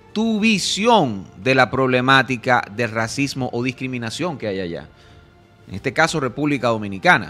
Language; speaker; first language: Spanish; native; Spanish